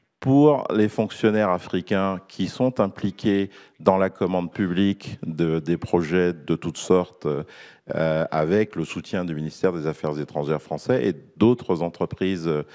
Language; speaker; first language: French; native; French